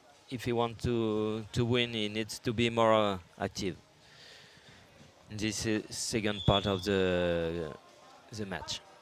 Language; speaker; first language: English; non-native, learner; French